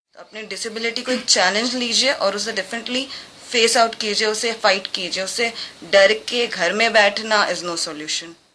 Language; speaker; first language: Hindi; native; Hindi